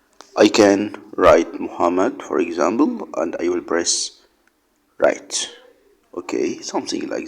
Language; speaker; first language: English; non-native, learner; Arabic